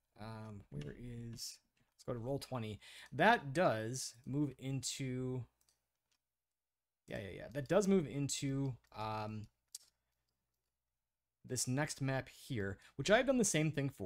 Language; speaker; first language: English; native; English